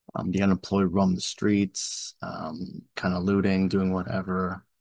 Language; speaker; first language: English; native; English